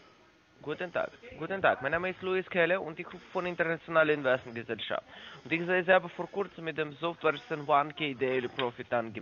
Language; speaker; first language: German; non-native, learner; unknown